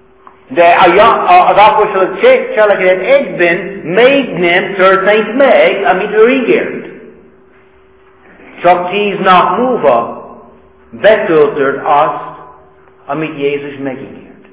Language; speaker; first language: Hungarian; non-native, fluent; English